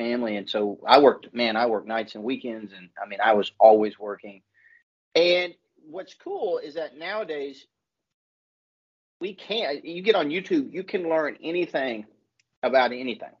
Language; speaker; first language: English; native; English